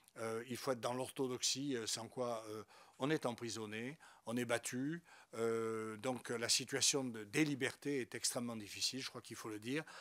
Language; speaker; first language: French; native; French